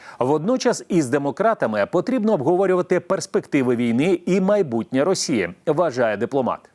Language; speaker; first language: Ukrainian; native; Ukrainian